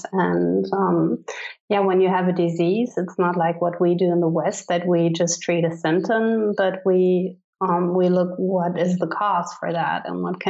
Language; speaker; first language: English; non-native, fluent; German